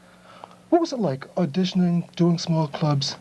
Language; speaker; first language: English; native; English